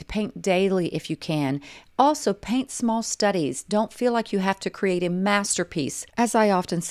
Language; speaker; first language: English; native; English